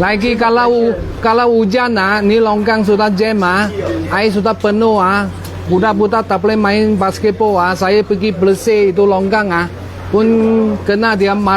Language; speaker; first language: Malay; non-native, local second language; Cantonese